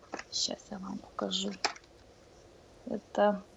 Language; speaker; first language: Russian; non-native, fluent; Lithuanian